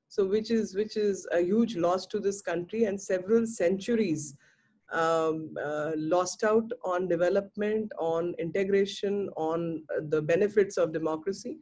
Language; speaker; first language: English; non-native, local second language; Hindi